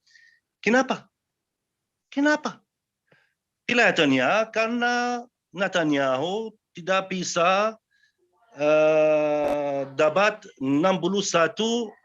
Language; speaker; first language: Indonesian; non-native, learner; Arabic